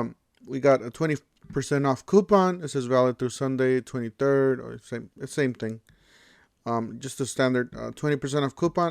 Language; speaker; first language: English; native; English